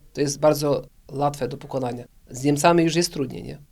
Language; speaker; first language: Polish; early bilingual, heritage; Polish